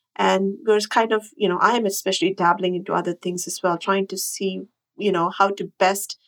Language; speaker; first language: English; non-native, local second language; Tamil